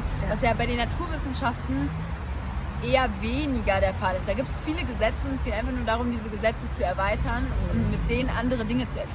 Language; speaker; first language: German; native; German